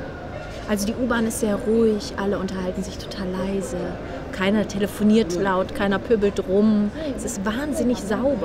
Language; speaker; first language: German; native; German